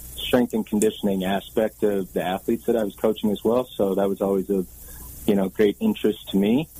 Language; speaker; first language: English; native; English